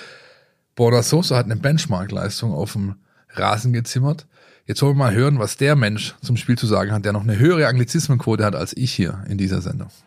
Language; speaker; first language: German; native; German